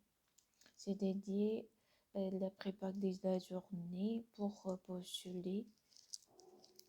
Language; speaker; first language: French; non-native, learner; Korean